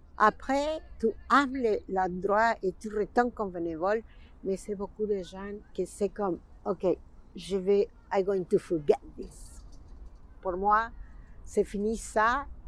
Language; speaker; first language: French; non-native, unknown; Spanish